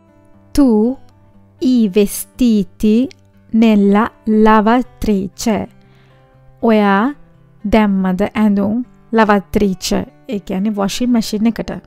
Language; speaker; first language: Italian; non-native, fluent; Sinhala